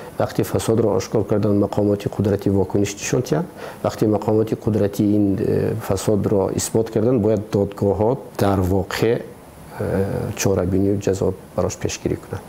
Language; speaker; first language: Persian; native; Persian